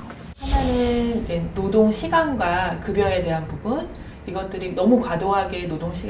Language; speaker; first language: Korean; native; Korean